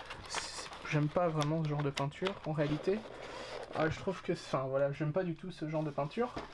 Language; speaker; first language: French; native; French